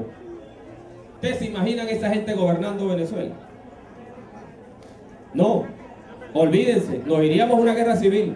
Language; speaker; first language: Spanish; native; Spanish